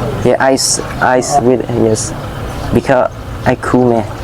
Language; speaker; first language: English; non-native, learner; Thai